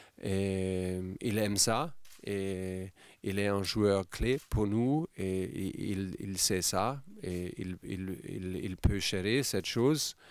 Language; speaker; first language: French; non-native, fluent; German